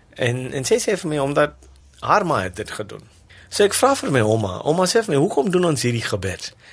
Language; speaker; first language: Afrikaans; non-native, local second language; English